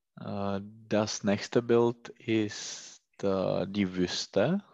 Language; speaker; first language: German; non-native, learner; Czech